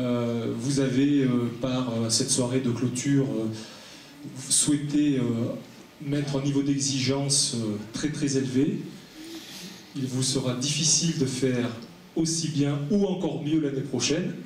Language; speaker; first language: French; native; French